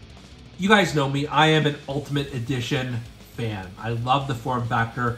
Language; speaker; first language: English; native; English